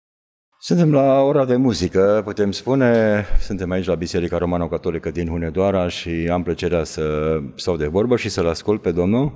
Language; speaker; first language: Romanian; native; Romanian